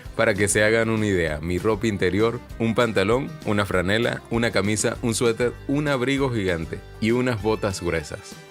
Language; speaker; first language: Spanish; native; Spanish